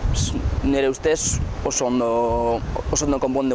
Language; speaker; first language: Basque; non-native, local second language; Spanish